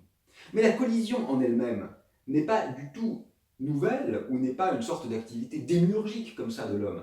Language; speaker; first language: French; native; French